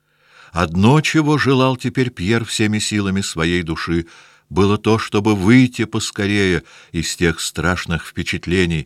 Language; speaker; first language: Russian; native; Russian